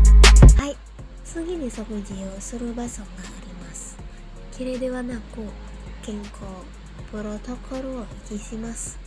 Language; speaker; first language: Japanese; non-native, learner; Indonesian